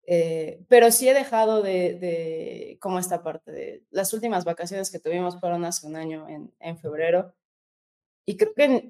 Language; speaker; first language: Spanish; native; Spanish